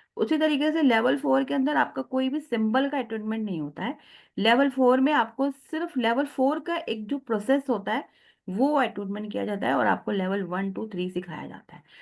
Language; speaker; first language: Hindi; native; Hindi